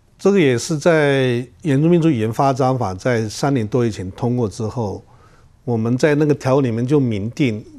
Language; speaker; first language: Chinese; non-native, local second language; Amis